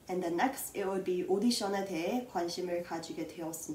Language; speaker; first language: Korean; early bilingual, heritage; Korean